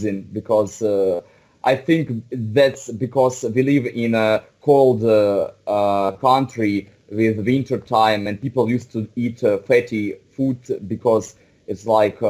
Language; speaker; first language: English; non-native, fluent; Russian